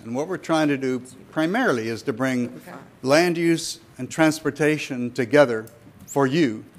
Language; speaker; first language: English; native; English